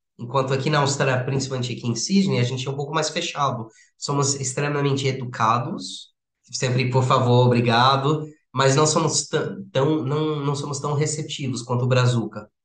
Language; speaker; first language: Portuguese; non-native, fluent; English